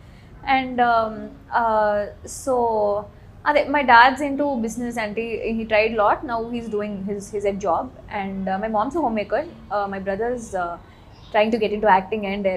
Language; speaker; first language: Telugu; native; Telugu